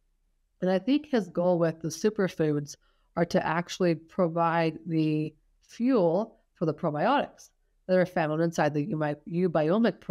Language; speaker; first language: English; native; English